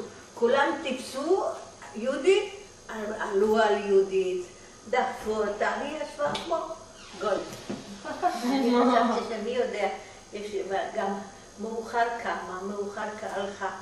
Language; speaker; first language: Hebrew; non-native, fluent; German